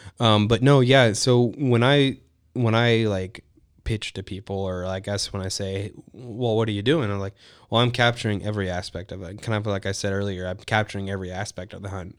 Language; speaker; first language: English; native; English